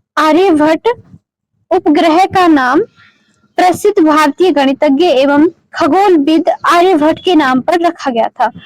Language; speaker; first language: Hindi; native; Hindi